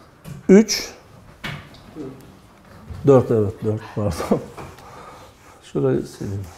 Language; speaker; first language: Turkish; native; Turkish